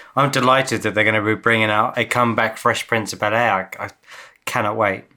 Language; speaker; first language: English; native; English